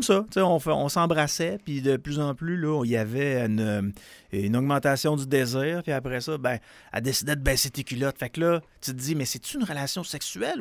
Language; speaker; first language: French; native; French